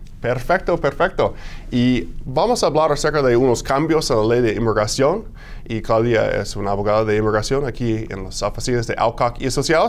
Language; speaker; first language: Spanish; non-native, fluent; English